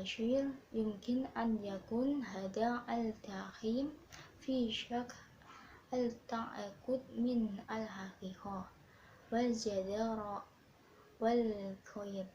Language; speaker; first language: Arabic; non-native, learner; Indonesian